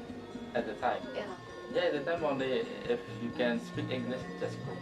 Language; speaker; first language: English; non-native, learner; Indonesian